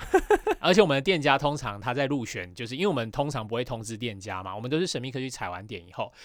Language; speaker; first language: Chinese; native; Chinese